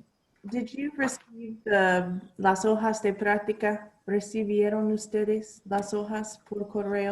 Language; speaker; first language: Spanish; non-native, learner; English